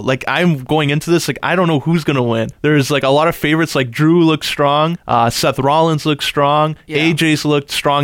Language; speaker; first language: English; native; English